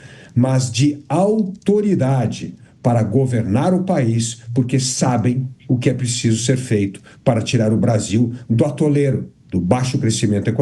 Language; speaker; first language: Portuguese; native; Portuguese